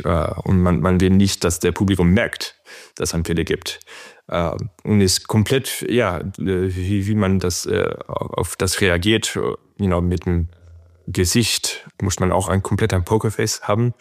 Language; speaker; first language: German; non-native, fluent; French